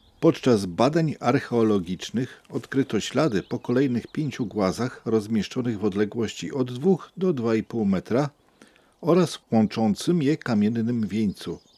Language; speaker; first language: Polish; native; Polish